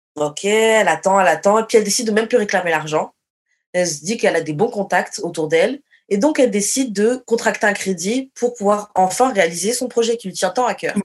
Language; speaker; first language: French; native; French